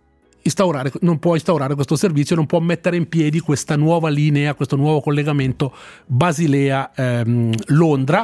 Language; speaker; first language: Italian; native; Italian